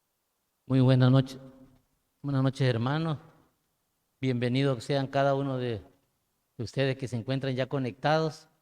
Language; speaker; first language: Spanish; native; Spanish